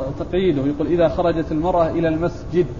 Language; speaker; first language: Arabic; native; Arabic